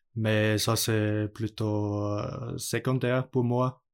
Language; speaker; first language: French; non-native, learner; German